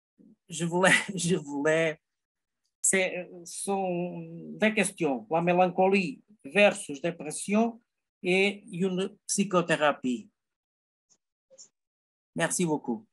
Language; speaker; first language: French; non-native, learner; Portuguese